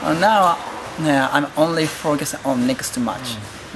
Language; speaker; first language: English; non-native, learner; Japanese